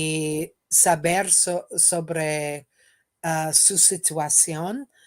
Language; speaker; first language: Spanish; non-native, fluent; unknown